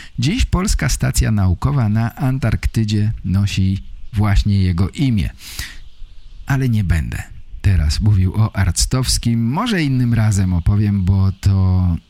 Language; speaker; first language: Polish; native; Polish